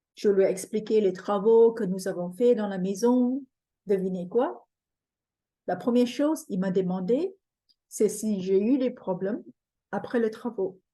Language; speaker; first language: French; non-native, fluent; English